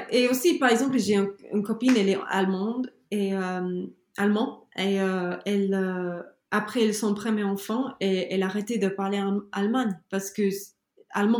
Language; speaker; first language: French; non-native, learner; English